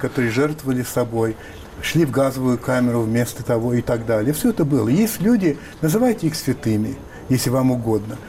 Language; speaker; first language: Russian; non-native, fluent; French